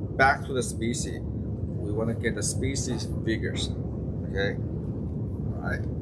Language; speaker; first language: English; non-native, fluent; Chinese